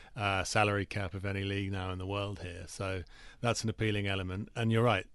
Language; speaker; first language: English; native; English